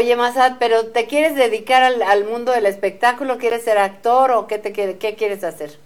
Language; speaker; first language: Spanish; native; Spanish